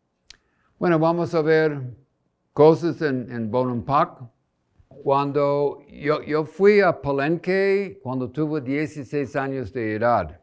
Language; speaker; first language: Spanish; non-native, fluent; English